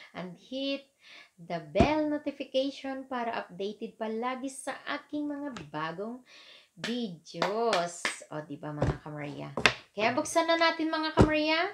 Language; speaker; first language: Filipino; non-native, local second language; Hiligaynon